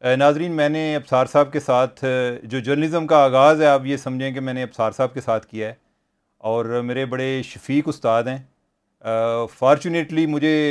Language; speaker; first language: Urdu; non-native, local second language; Punjabi